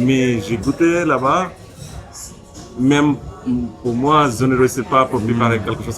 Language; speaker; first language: French; non-native, learner; Bangla